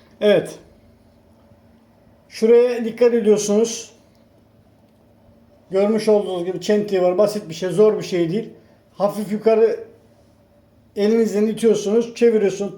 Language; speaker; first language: Turkish; native; Turkish